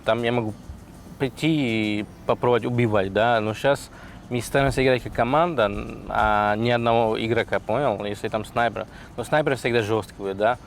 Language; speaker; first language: Russian; non-native, fluent; Slovak